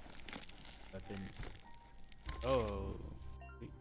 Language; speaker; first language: English; native; English